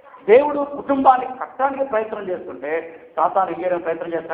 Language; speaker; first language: Telugu; native; Telugu